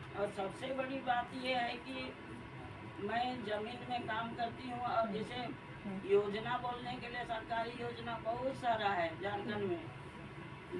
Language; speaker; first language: Hindi; non-native, local second language; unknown